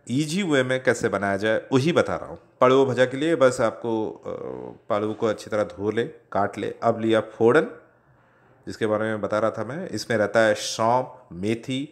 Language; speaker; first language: Hindi; non-native, local second language; Odia